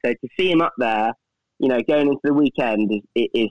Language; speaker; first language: English; native; English